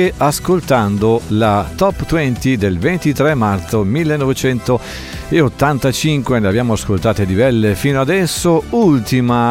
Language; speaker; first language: Italian; native; Italian